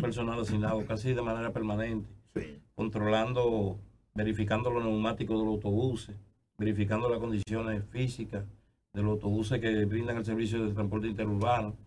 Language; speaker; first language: Spanish; native; Spanish